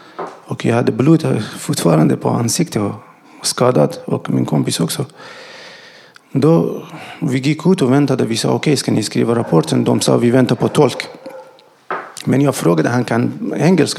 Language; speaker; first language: Swedish; non-native, learner; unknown